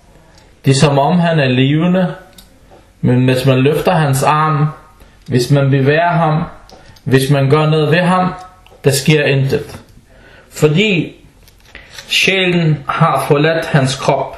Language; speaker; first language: Danish; non-native, fluent; Arabic